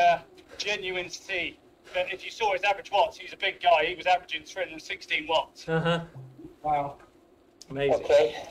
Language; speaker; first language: English; non-native, learner; German